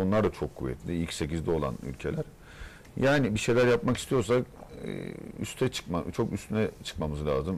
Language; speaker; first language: Turkish; native; Turkish